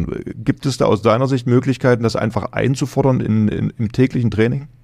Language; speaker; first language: German; native; German